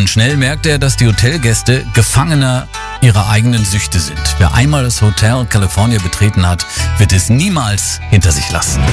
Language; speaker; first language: German; native; German